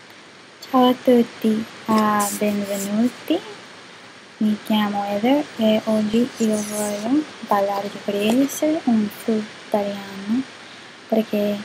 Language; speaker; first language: Italian; non-native, learner; English